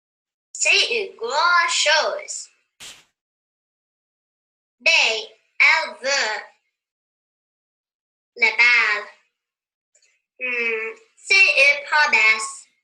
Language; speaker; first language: French; non-native, learner; English